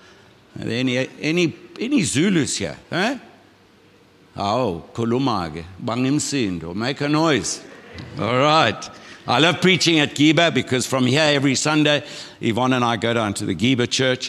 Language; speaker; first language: English; native; English